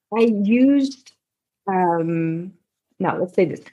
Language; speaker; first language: English; non-native, fluent; Swedish